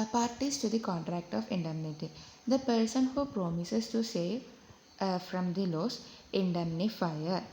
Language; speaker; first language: English; non-native, local second language; Malayalam